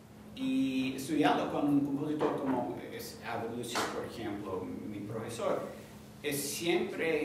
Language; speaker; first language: Spanish; non-native, fluent; English